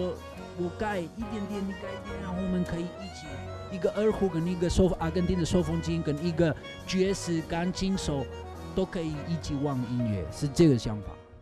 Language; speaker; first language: Chinese; non-native, learner; Spanish